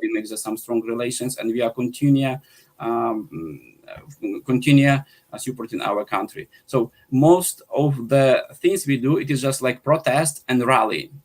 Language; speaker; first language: English; non-native, fluent; Ukrainian